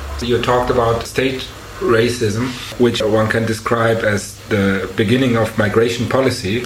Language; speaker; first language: English; non-native, fluent; German